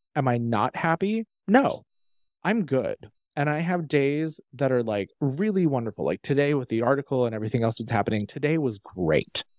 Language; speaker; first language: English; native; English